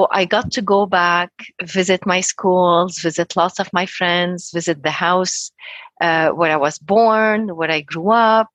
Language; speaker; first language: English; non-native, fluent; Arabic